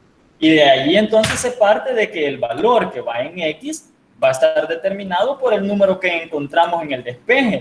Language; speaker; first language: Spanish; native; Spanish